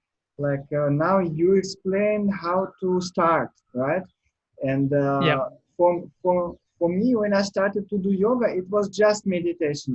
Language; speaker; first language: English; non-native, learner; Russian